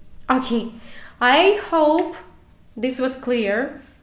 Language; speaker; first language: English; non-native, fluent; Ukrainian